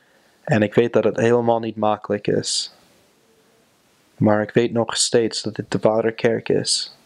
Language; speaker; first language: Dutch; non-native, fluent; English